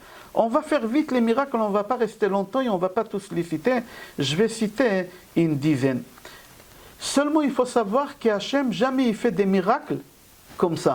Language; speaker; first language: French; native; French